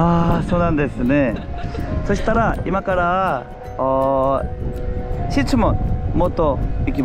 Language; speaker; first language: Japanese; non-native, learner; Korean